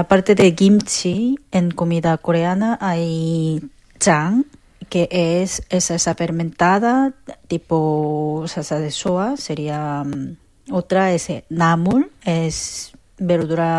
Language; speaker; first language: Spanish; non-native, fluent; Korean